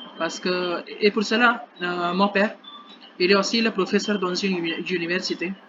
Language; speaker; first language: French; non-native, learner; Hindi